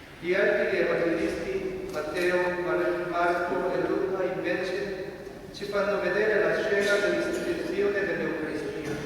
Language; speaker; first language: Italian; non-native, fluent; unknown